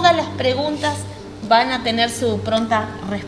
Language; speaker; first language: Spanish; native; Spanish